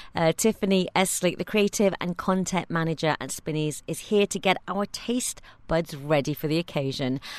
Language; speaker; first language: English; native; English